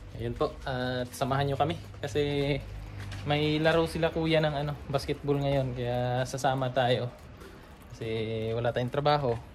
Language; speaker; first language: Filipino; non-native, local second language; Cebuano